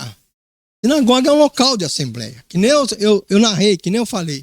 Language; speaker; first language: Portuguese; native; Portuguese